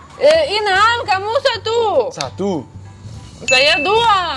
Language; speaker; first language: Indonesian; non-native, learner; Russian